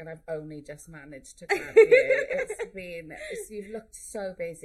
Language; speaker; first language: English; native; English